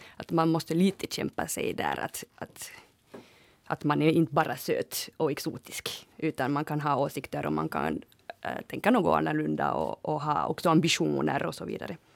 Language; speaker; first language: Swedish; non-native, fluent; French